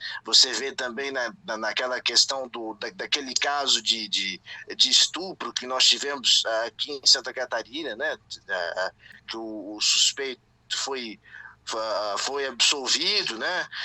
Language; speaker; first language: Portuguese; native; Portuguese